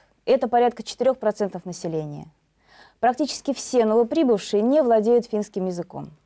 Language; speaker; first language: Russian; native; Russian